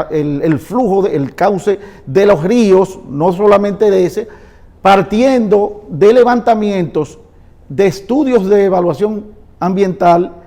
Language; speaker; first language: Spanish; native; Spanish